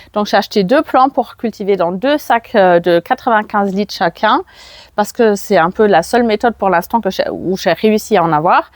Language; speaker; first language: French; non-native, fluent; German